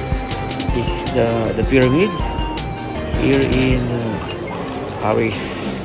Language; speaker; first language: English; non-native, local second language; Filipino